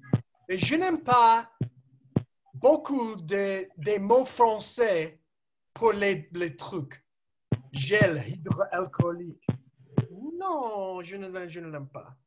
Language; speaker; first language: French; non-native, learner; English